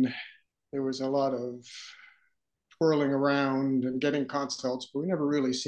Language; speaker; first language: English; native; English